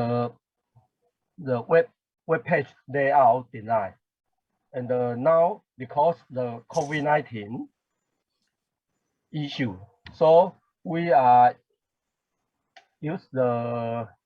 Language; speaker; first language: English; non-native, learner; Chinese